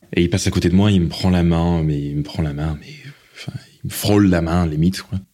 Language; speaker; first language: French; non-native, fluent; English